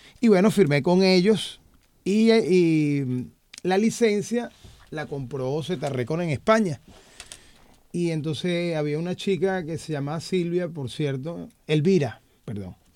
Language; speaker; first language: Spanish; native; Spanish